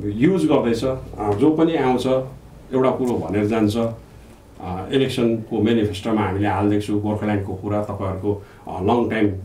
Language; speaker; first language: Nepali; native; Nepali